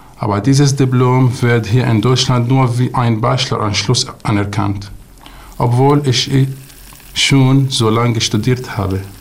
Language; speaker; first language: German; non-native, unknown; Arabic